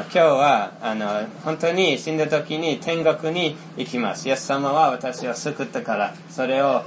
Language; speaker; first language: Japanese; non-native, fluent; Finnish